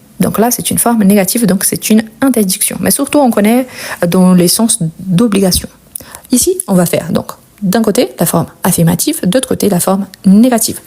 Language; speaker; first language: French; non-native, fluent; Portuguese